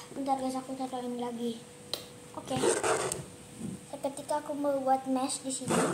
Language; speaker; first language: Indonesian; native; Indonesian